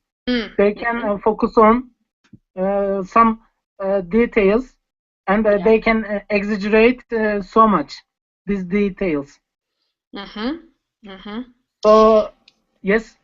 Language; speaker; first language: English; non-native, fluent; Turkish